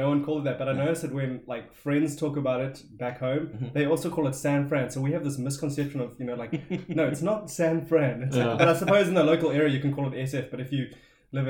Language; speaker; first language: English; native; English